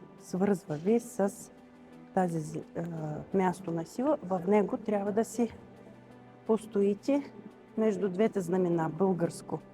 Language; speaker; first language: Bulgarian; non-native, fluent; Russian